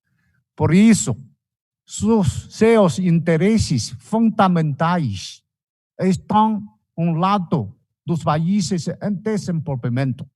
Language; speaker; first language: Portuguese; non-native, fluent; Chinese